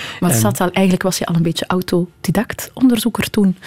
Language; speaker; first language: Dutch; native; Dutch